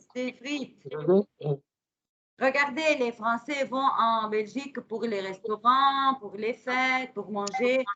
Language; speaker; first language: French; non-native, fluent; Arabic